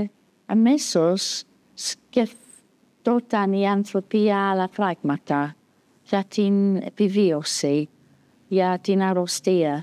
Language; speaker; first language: Greek; non-native, fluent; English